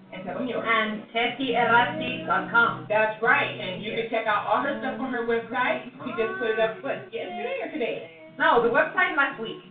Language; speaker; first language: English; non-native, fluent; Spanish